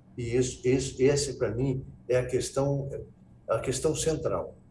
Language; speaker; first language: Portuguese; native; Portuguese